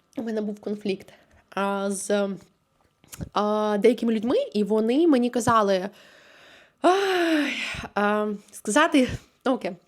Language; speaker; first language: Ukrainian; native; Ukrainian